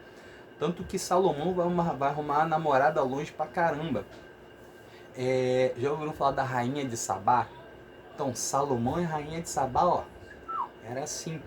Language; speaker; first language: Portuguese; native; Portuguese